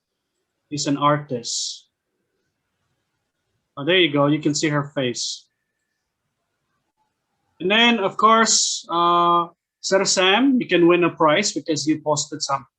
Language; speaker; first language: English; non-native, fluent; Indonesian